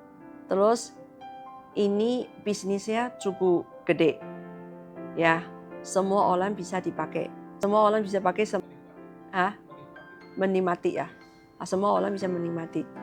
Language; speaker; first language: Indonesian; non-native, learner; Chinese